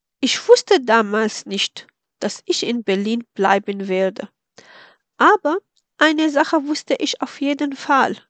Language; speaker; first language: German; non-native, fluent; Arabic